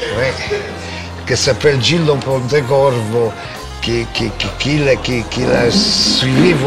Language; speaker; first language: French; non-native, fluent; Italian